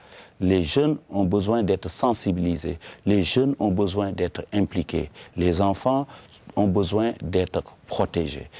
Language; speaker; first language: French; non-native, local second language; Wolof